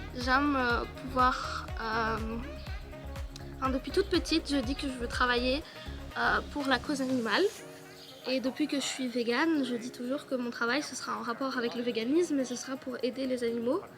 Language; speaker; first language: French; native; French